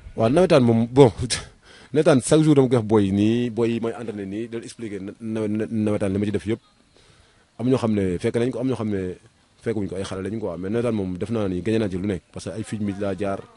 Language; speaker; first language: Wolof; native; Wolof